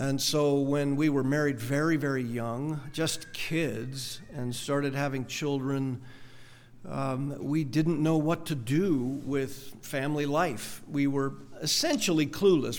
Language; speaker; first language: English; native; English